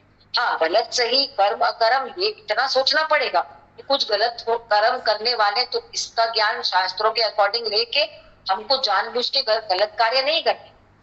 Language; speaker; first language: Hindi; native; Hindi